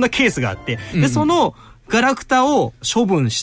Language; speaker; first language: Japanese; native; Japanese